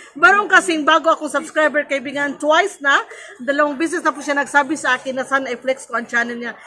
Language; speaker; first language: Filipino; non-native, local second language; Cebuano